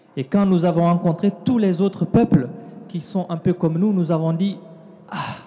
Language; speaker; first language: French; non-native, local second language; Tamasheq